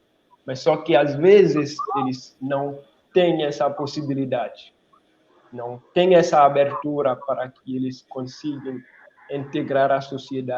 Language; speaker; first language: Portuguese; non-native, local second language; Haitian Creole